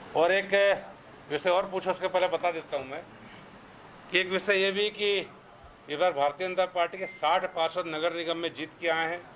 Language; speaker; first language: Hindi; native; Hindi